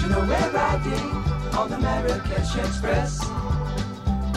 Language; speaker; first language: English; native; English